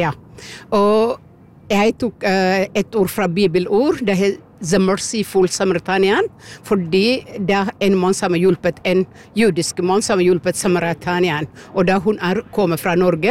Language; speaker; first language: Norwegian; early bilingual, other home language; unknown